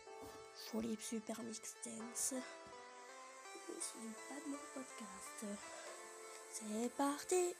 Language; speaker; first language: French; native; French